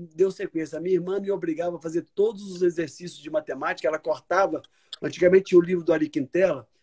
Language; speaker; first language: Portuguese; native; Portuguese